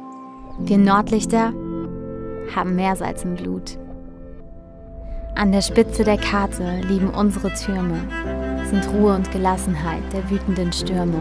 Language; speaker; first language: German; native; German